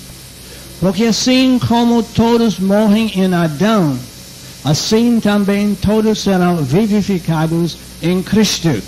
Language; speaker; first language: Portuguese; non-native, fluent; English